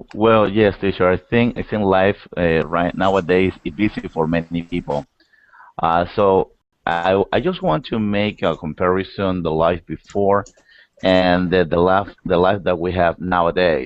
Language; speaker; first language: English; non-native, learner; Spanish